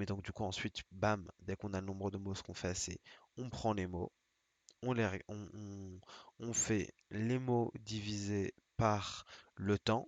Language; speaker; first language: French; native; French